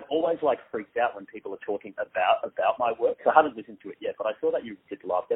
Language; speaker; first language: English; native; English